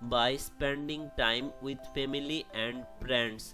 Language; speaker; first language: English; non-native, local second language; Bangla